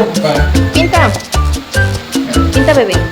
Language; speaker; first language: Spanish; native; Spanish